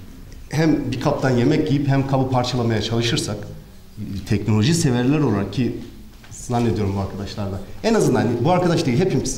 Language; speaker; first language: Turkish; native; Turkish